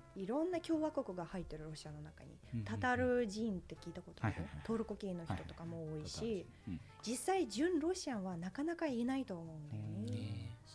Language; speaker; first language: Japanese; non-native, fluent; Russian